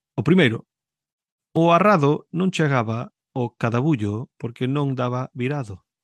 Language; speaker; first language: Galician; early bilingual, heritage; Galician